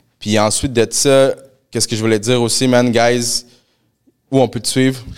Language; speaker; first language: French; early bilingual, other home language; Spanish